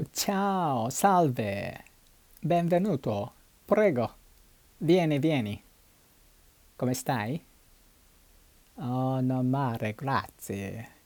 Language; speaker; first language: Italian; non-native, learner; Japanese